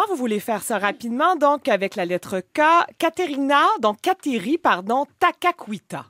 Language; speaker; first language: French; native; French